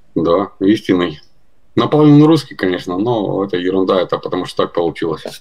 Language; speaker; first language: Russian; native; Russian